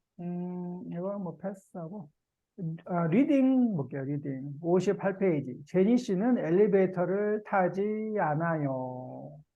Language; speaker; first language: Korean; native; Korean